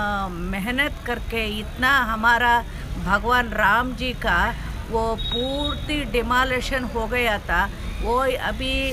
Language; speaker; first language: Hindi; non-native, local second language; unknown